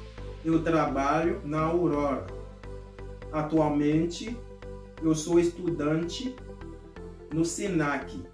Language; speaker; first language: Portuguese; non-native, learner; Haitian Creole